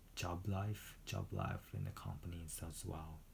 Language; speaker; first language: English; non-native, fluent; Japanese